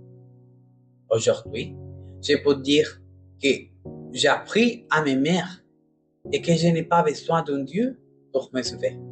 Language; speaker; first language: French; non-native, learner; Spanish